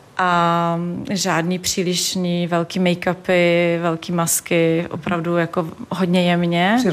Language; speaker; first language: Czech; native; Czech